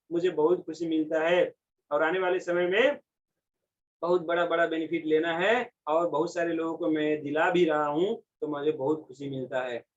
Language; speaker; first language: Hindi; native; Hindi